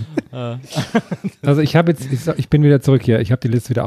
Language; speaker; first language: German; native; German